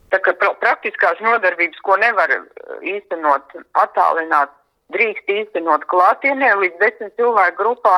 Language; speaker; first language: Latvian; native; Latvian